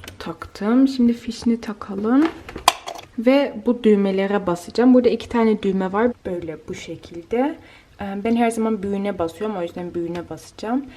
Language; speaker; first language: Turkish; early bilingual, heritage; Turkish